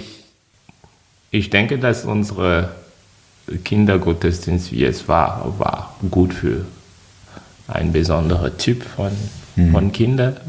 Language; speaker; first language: German; non-native, fluent; French